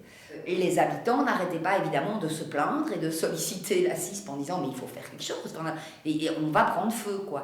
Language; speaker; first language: French; native; French